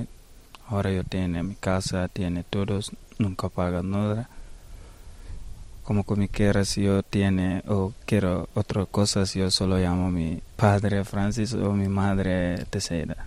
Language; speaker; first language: Spanish; non-native, learner; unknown